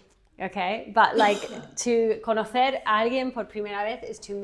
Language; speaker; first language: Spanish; non-native, fluent; English